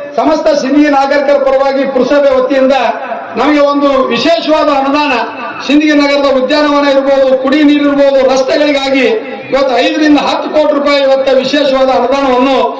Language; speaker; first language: Kannada; native; Kannada